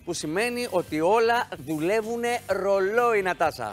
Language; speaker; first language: Greek; native; Greek